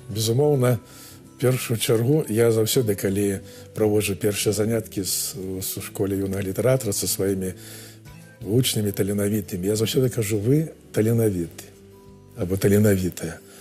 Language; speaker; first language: Belarusian; native; Belarusian